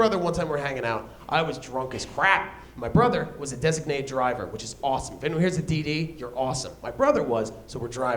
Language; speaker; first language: English; native; English